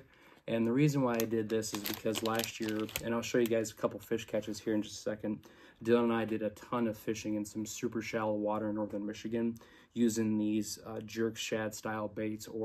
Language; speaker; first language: English; native; English